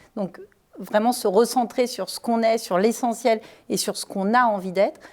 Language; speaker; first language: French; native; French